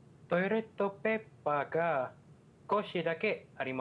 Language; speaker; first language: Japanese; non-native, learner; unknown